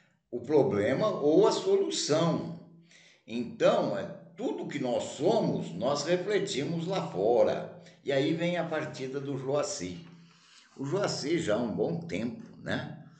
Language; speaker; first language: Portuguese; native; Portuguese